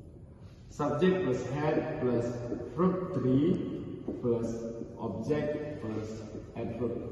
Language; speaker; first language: English; non-native, learner; Indonesian